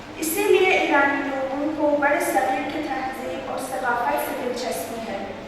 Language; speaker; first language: Urdu; non-native, fluent; Persian